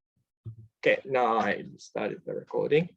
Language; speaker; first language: English; non-native, fluent; Japanese